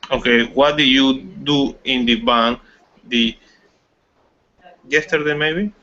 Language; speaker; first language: English; non-native, learner; Spanish